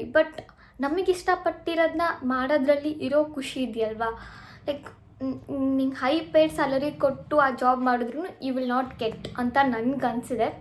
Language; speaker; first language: Kannada; native; Kannada